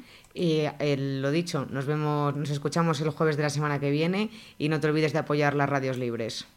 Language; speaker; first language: Spanish; native; Spanish